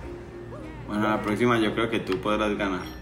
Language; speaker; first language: Spanish; native; Spanish